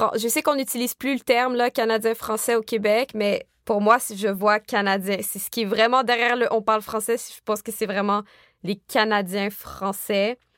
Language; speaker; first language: French; early bilingual, other home language; Arabic